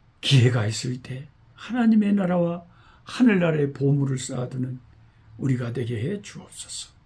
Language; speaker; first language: Korean; native; Korean